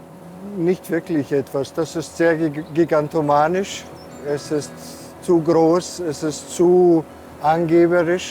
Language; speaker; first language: German; non-native, local second language; Hungarian